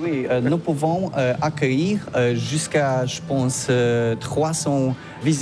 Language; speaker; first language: French; non-native, learner; Polish